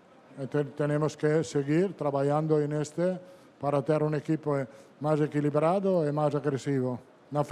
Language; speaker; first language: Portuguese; non-native, fluent; Italian